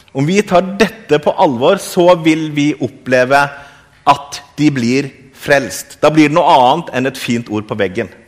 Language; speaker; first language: Norwegian; native; Norwegian